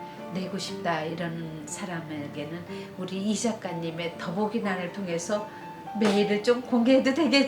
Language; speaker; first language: Korean; native; Korean